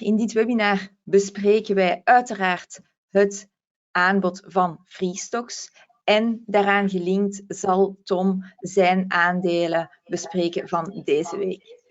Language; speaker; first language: Dutch; native; Dutch